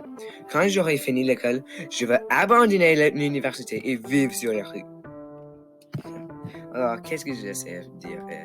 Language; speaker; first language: French; non-native, local second language; English